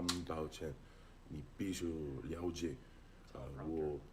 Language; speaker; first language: Chinese; non-native, learner; English